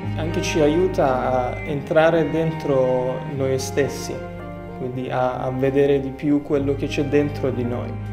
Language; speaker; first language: Italian; non-native, fluent; Persian